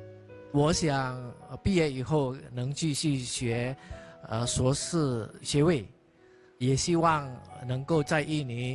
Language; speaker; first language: Chinese; non-native, fluent; Indonesian